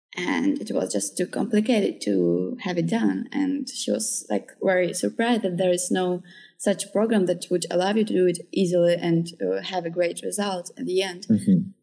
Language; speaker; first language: English; early bilingual, other home language; Czech